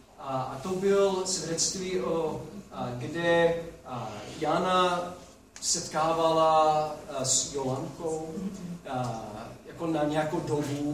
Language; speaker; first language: Czech; non-native, fluent; English